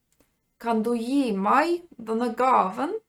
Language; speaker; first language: Norwegian; non-native, fluent; Polish